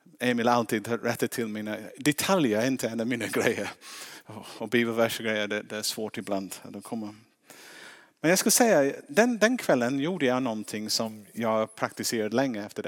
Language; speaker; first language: Swedish; non-native, fluent; English